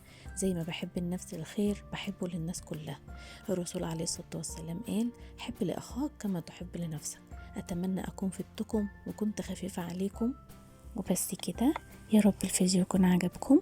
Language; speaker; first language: Arabic; native; Arabic